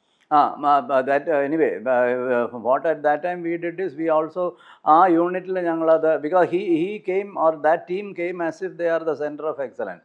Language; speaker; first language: English; non-native, local second language; Malayalam